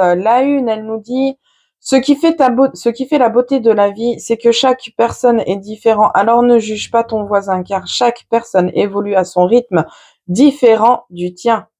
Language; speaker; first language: French; native; French